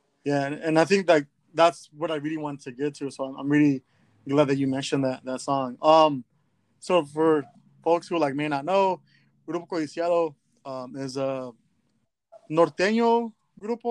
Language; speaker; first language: English; early bilingual, other home language; Spanish